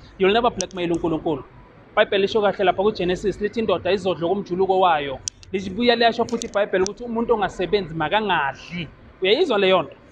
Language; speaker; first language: Zulu; non-native, local second language; Tsonga